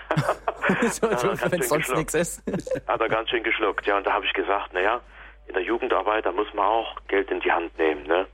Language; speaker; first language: German; native; German